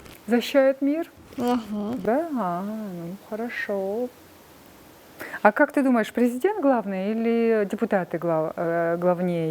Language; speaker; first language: Russian; non-native, local second language; Kyrgyz